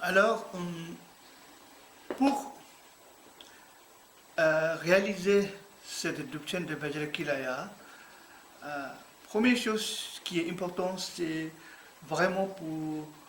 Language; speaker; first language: French; non-native, learner; Tibetan